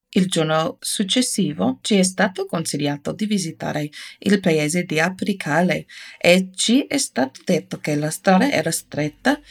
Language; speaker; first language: Italian; non-native, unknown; English